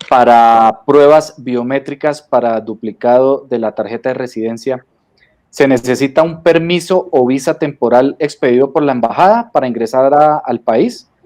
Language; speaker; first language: Spanish; native; Spanish